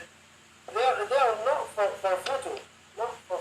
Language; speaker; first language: English; non-native, learner; Turkish